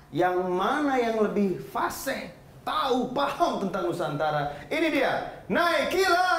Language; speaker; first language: Indonesian; native; Indonesian